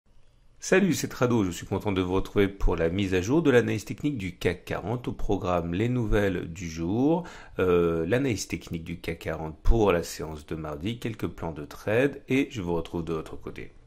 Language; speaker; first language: French; native; French